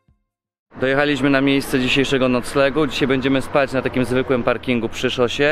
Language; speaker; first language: Polish; native; Polish